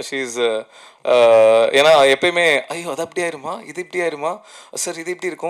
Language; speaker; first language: Tamil; native; Tamil